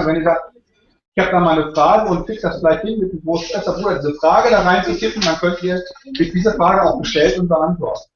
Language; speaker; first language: German; native; German